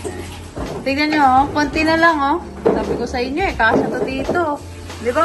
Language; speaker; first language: Filipino; early bilingual, other home language; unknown